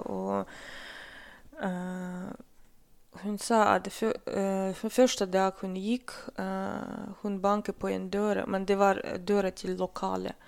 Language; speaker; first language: Norwegian; non-native, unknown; Russian